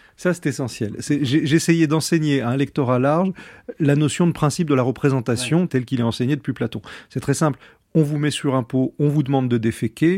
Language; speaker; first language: French; native; French